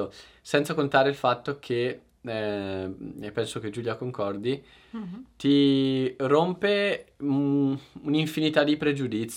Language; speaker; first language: Italian; native; Italian